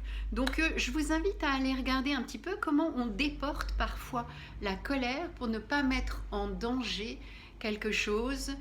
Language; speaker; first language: French; native; French